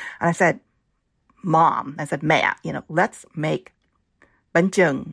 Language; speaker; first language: English; early bilingual, other home language; Vietnamese